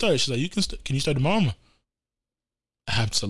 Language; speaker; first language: English; native; English